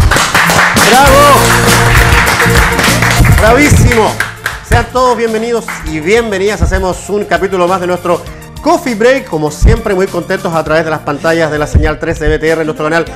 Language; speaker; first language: Spanish; native; Spanish